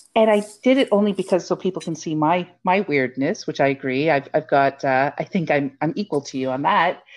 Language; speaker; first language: English; native; English